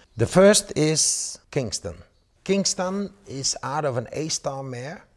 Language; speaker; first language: English; non-native, fluent; Dutch